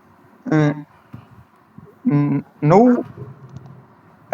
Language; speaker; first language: French; non-native, learner; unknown